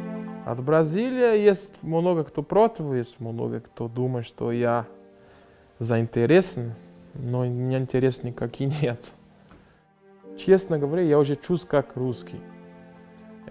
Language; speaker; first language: Russian; non-native, fluent; Portuguese